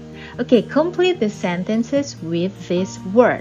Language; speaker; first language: English; non-native, fluent; Indonesian